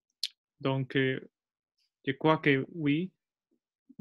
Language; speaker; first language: French; non-native, learner; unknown